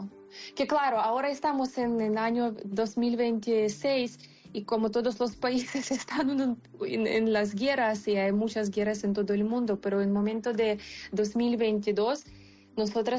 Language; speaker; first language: Spanish; non-native, fluent; Ukrainian